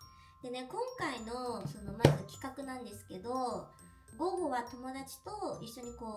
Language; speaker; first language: Japanese; native; Japanese